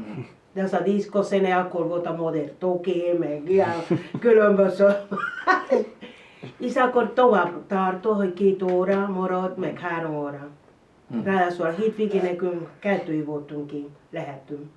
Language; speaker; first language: Hungarian; non-native, learner; Spanish